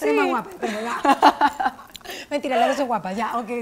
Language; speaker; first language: Spanish; native; Spanish